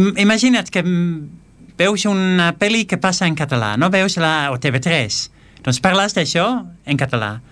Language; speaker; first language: Catalan; non-native, fluent; Dutch